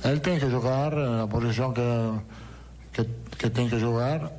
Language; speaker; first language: Portuguese; non-native, learner; Italian